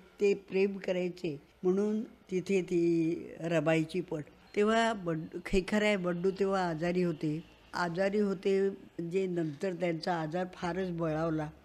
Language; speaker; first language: Marathi; native; Marathi